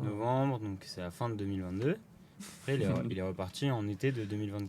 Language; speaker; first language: French; native; French